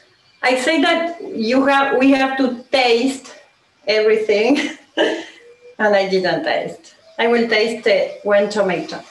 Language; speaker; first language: English; non-native, learner; Spanish